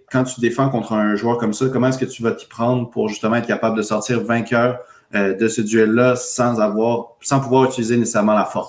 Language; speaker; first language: French; native; French